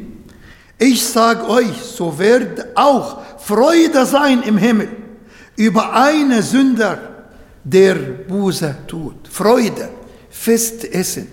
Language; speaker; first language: German; non-native, fluent; Arabic